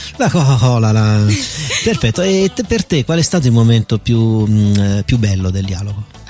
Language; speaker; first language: Italian; native; Italian